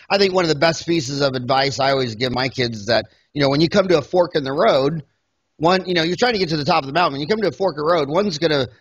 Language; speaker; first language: English; native; English